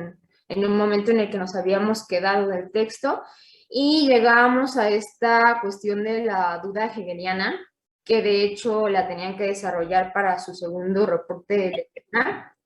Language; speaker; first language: Spanish; native; Spanish